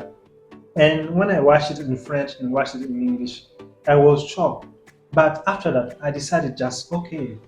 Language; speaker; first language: English; non-native, fluent; French